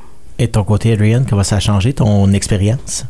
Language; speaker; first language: French; native; French